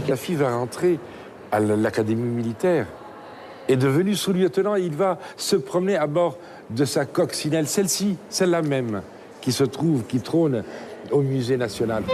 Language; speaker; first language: French; native; French